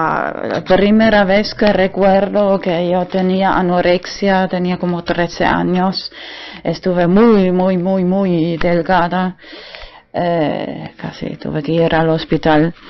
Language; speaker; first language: Spanish; non-native, learner; German